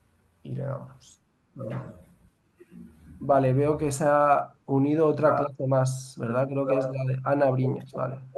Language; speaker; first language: Spanish; native; Spanish